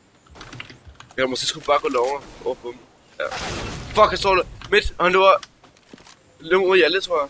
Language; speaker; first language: Danish; native; Danish